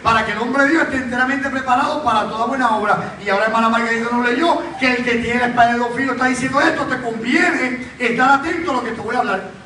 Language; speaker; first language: Spanish; native; Spanish